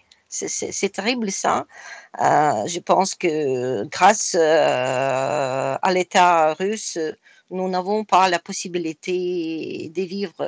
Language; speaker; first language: French; non-native, fluent; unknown